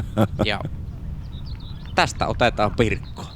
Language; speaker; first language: Finnish; native; Finnish